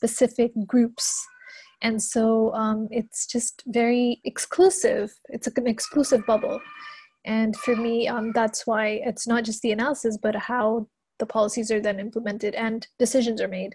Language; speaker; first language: English; non-native, local second language; Urdu